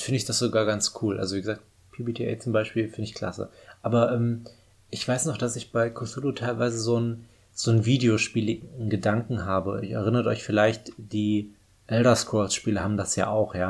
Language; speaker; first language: German; native; German